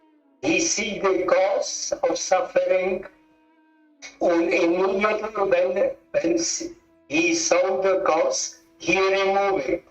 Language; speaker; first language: English; non-native, learner; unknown